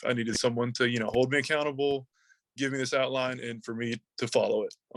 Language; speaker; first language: English; native; English